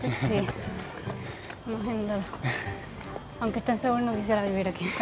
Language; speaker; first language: Korean; non-native, learner; Spanish